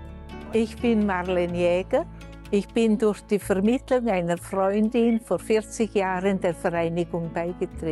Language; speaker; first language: German; native; German